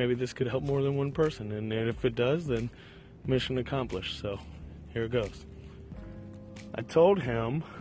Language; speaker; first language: English; native; English